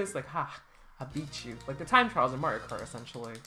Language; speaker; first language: English; native; English